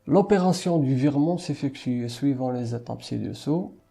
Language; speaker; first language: French; non-native, local second language; Arabic